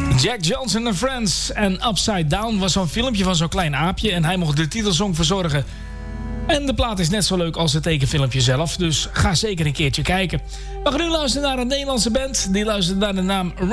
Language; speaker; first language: Dutch; native; Dutch